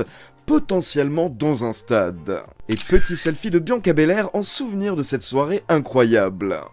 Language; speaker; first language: French; native; French